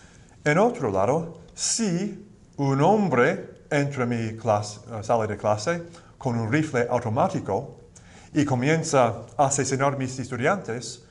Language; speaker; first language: Spanish; non-native, fluent; English